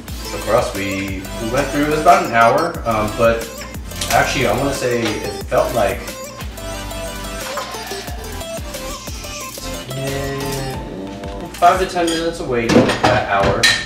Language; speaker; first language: English; early bilingual, other home language; Vietnamese